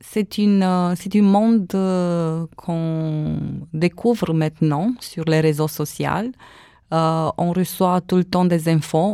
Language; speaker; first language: French; non-native, fluent; Romanian